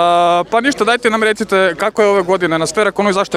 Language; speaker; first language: Croatian; native; Croatian